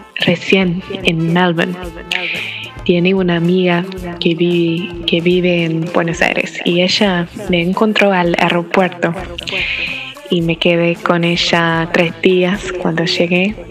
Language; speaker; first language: Spanish; non-native, fluent; English